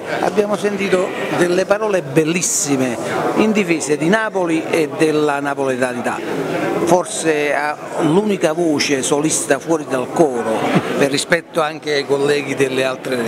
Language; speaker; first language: Italian; native; Italian